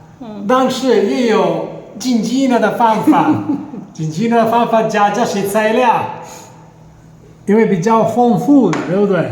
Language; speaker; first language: Chinese; non-native, fluent; Italian